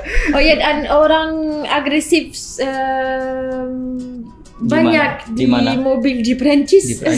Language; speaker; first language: Indonesian; non-native, learner; French